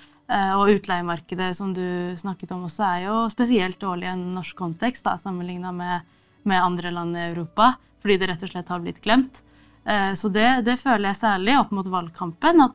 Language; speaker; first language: Norwegian; native; Norwegian